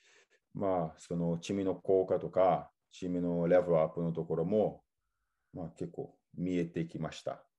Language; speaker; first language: Japanese; non-native, fluent; Portuguese